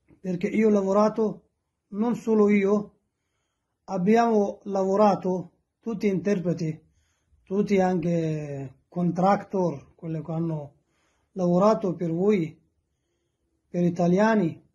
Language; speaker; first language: Italian; non-native, learner; Persian